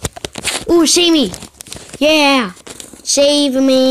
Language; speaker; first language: English; native; English